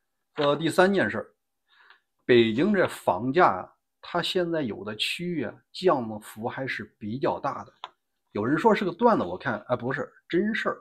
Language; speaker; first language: Chinese; native; Chinese